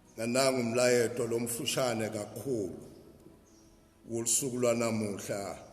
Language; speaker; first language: Zulu; non-native, local second language; Swati